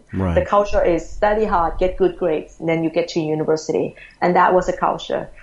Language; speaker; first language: English; non-native, fluent; Thai